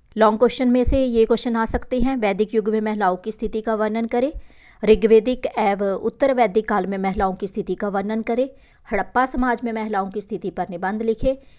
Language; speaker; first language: Hindi; non-native, local second language; Punjabi